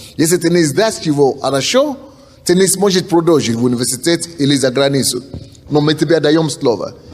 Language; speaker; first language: Russian; non-native, fluent; Yoruba